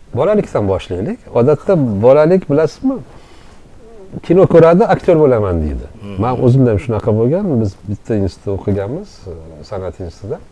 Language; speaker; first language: Uzbek; native; Uzbek